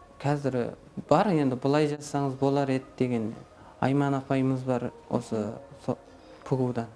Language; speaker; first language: Kazakh; native; Kazakh